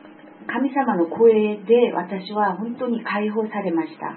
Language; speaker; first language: Japanese; non-native, fluent; Korean